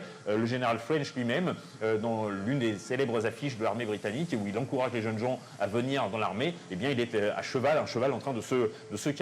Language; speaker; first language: French; native; French